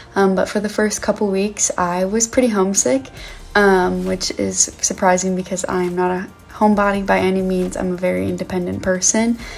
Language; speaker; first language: English; native; English